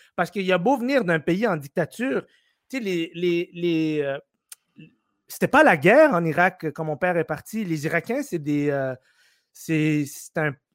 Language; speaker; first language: French; early bilingual, other home language; Arabic